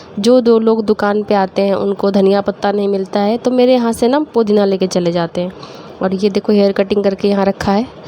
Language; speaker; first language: Hindi; native; Hindi